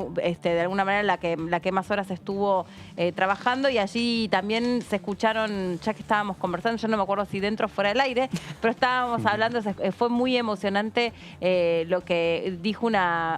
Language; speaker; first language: Spanish; native; Spanish